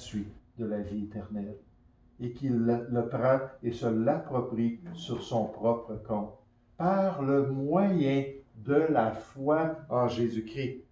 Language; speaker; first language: French; native; French